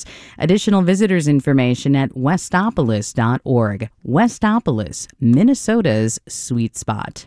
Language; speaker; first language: English; native; English